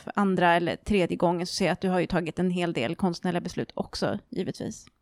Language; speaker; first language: Swedish; native; Swedish